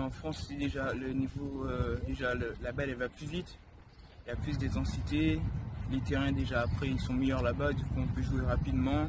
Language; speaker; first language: French; native; French